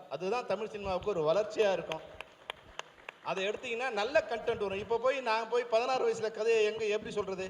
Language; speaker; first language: Tamil; native; Tamil